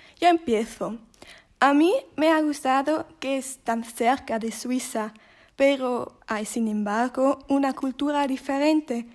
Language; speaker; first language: Spanish; non-native, learner; Swiss German